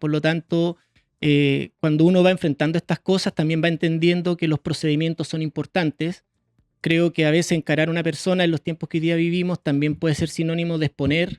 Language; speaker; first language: Spanish; native; Spanish